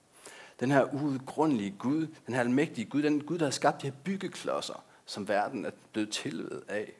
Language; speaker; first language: Danish; native; Danish